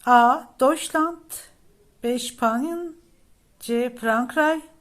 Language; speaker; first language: German; non-native, learner; Turkish